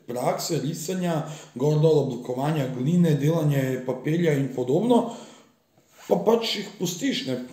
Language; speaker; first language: Slovenian; early bilingual, other home language; Bosnian